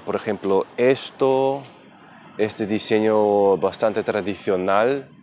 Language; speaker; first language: Spanish; non-native, fluent; German